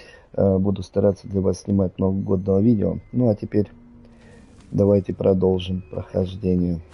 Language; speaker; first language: Russian; native; Russian